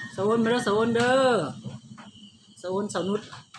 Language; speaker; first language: Thai; native; Thai